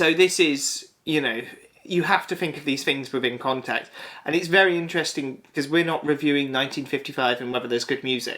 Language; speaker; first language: English; native; English